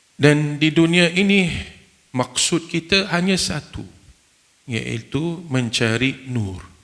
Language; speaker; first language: Malay; non-native, fluent; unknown